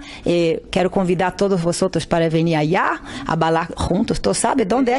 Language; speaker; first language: Spanish; non-native, learner; Portuguese